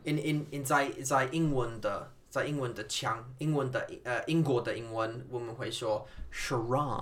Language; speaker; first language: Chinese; non-native, learner; English